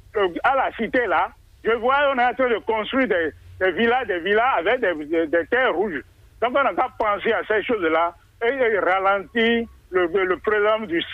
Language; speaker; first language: French; non-native, local second language; Fon